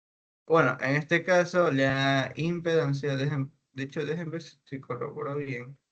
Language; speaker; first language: Spanish; native; Spanish